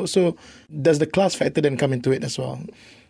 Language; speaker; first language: English; non-native, local second language; Malay